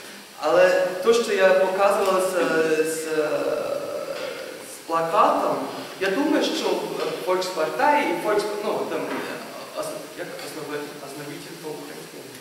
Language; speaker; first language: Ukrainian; non-native, learner; German